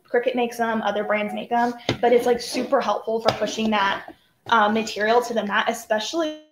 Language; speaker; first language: English; native; English